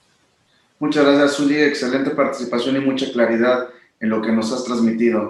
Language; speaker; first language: Spanish; native; Spanish